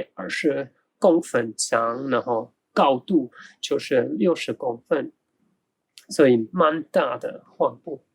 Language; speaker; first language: Chinese; non-native, fluent; German